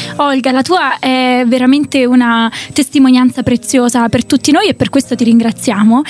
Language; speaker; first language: Italian; native; Italian